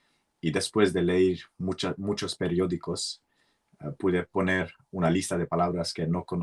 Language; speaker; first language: Spanish; non-native, learner; English